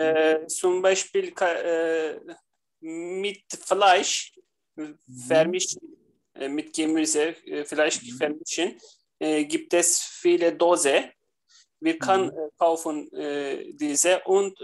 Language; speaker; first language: German; non-native, learner; Turkish